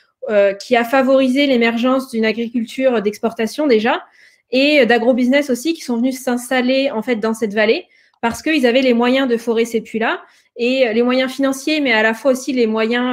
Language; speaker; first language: French; native; French